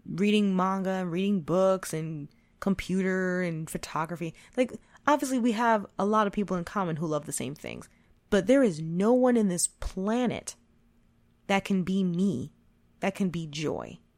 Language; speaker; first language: English; native; English